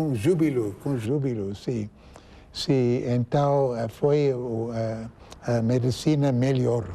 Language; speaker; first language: Portuguese; non-native, fluent; English